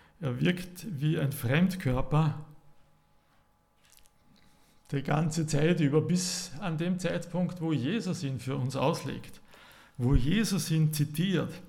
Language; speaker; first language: German; native; German